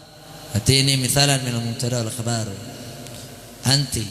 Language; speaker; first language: Arabic; non-native, fluent; Indonesian